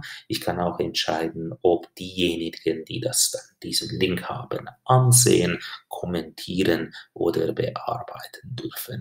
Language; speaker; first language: German; non-native, fluent; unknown